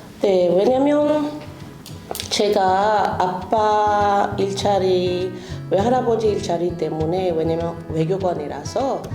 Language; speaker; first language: Korean; non-native, learner; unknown